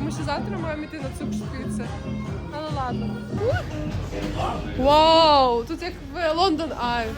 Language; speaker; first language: Ukrainian; native; Ukrainian